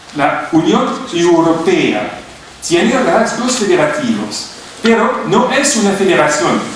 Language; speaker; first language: Spanish; non-native, fluent; French